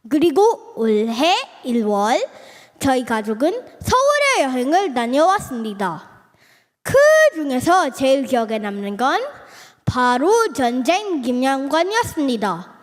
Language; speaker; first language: Korean; early bilingual, other home language; Filipino